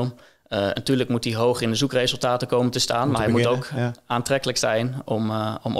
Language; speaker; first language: Dutch; native; Dutch